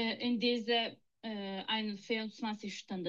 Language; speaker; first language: German; non-native, learner; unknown